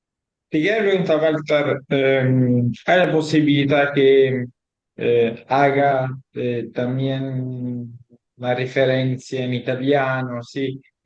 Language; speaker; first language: Spanish; non-native, learner; Italian